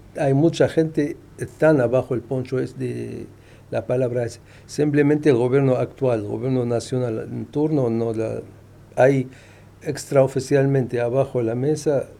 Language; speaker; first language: Spanish; non-native, fluent; Arabic